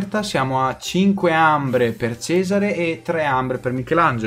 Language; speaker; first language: Italian; native; Italian